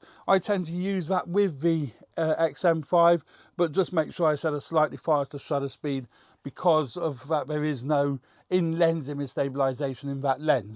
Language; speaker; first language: English; native; English